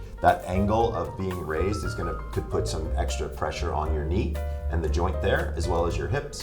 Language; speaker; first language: English; native; English